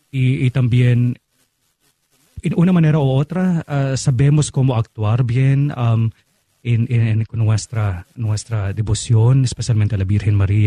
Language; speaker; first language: Spanish; non-native, fluent; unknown